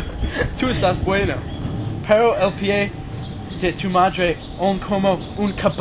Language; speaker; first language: Spanish; non-native, learner; English